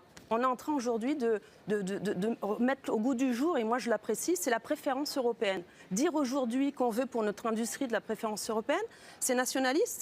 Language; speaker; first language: French; native; French